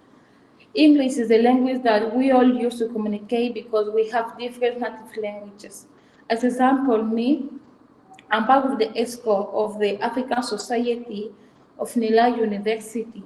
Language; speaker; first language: English; non-native, fluent; Fang